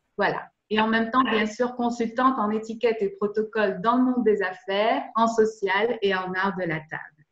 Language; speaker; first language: French; non-native, local second language; Arabic